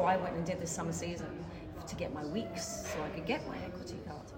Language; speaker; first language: English; native; English